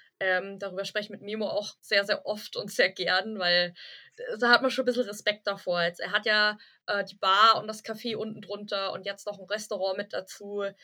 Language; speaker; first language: German; early bilingual, other home language; Vietnamese